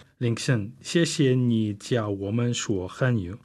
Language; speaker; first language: Chinese; non-native, learner; Slovenian